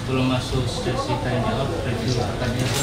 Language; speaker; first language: Indonesian; native; Indonesian